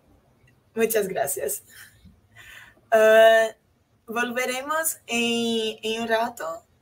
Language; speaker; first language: Spanish; non-native, fluent; Portuguese